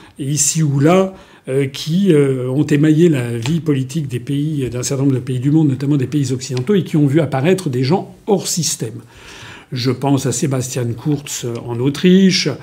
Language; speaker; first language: French; native; French